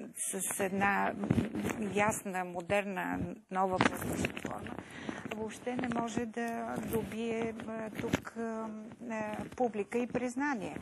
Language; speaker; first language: Bulgarian; native; Bulgarian